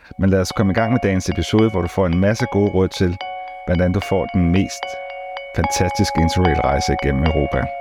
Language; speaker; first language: Danish; native; Danish